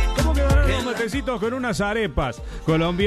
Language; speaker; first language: Spanish; native; Spanish